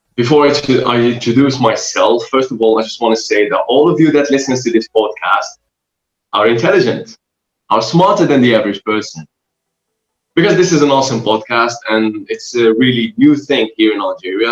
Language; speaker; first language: English; non-native, fluent; Arabic